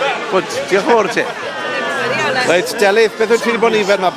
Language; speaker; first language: Welsh; native; Welsh